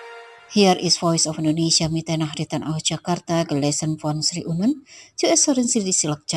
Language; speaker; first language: German; non-native, fluent; Indonesian